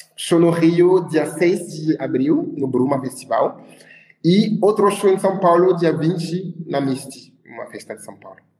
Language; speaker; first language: Portuguese; non-native, fluent; French